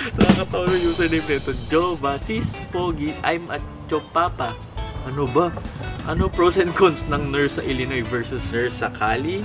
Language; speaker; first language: Filipino; native; Filipino